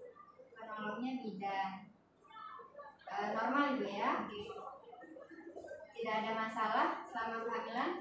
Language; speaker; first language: Indonesian; native; Indonesian